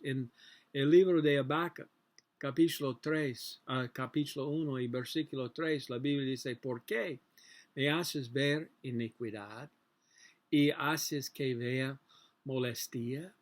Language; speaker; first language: Spanish; non-native, learner; English